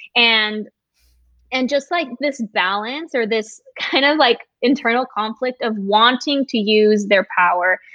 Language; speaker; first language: English; early bilingual, other home language; Spanish